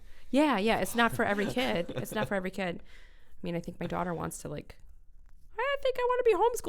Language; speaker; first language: English; native; English